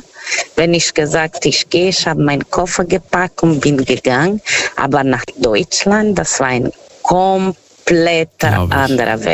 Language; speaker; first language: German; non-native, fluent; Portuguese